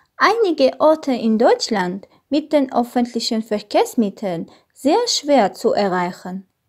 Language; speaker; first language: German; non-native, learner; Armenian